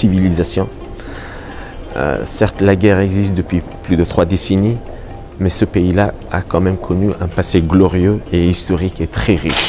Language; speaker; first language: French; non-native, fluent; Persian